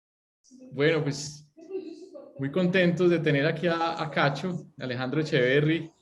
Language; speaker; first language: Spanish; native; Spanish